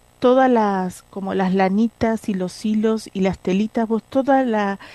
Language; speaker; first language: Spanish; native; Spanish